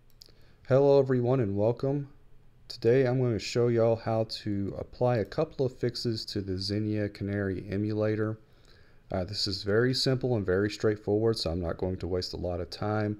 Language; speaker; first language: English; native; English